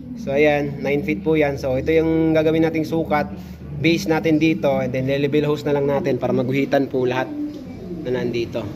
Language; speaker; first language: Filipino; non-native, local second language; Cebuano